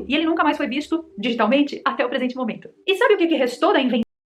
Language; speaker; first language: Portuguese; native; Portuguese